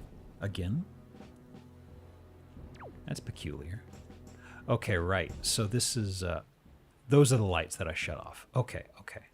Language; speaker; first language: English; native; English